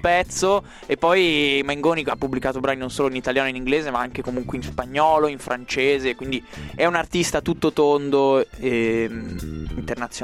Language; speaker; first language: Italian; native; Italian